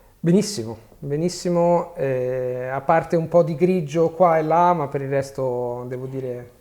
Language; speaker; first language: Italian; native; Italian